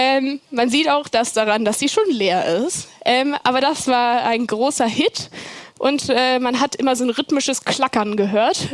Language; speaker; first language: German; native; German